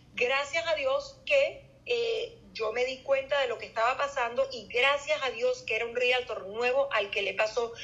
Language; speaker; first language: Spanish; native; Spanish